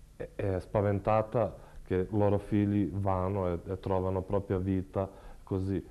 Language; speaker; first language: Italian; non-native, fluent; Serbian